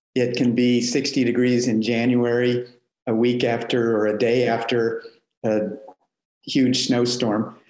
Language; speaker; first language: English; native; English